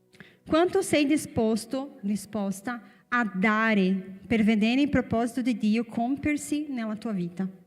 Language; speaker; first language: Italian; non-native, fluent; Portuguese